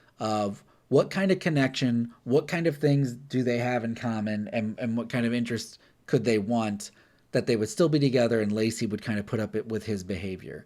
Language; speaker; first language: English; native; English